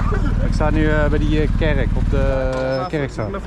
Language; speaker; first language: Dutch; native; Dutch